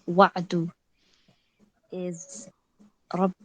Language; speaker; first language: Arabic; non-native, learner; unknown